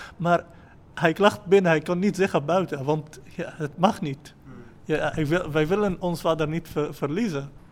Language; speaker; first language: Dutch; non-native, learner; Arabic